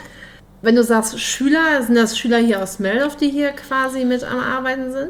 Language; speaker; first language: German; native; German